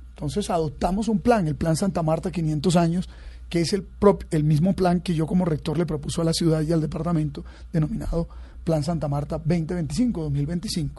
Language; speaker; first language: Spanish; native; Spanish